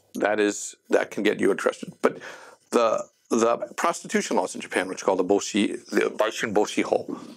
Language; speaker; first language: English; native; English